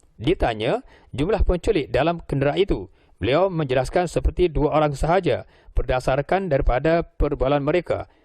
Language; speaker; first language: Malay; native; Malay